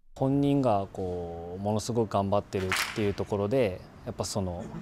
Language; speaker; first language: Japanese; native; Japanese